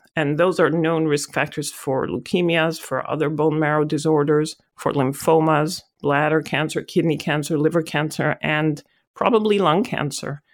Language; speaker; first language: English; non-native, fluent; Hebrew